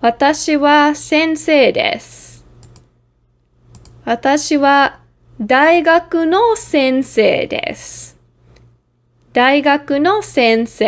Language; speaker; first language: Japanese; non-native, fluent; English